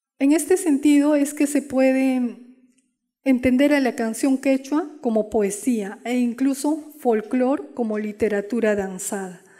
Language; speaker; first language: Spanish; non-native, local second language; Quechua